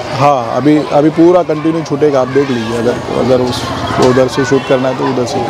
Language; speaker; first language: Hindi; non-native, local second language; Marathi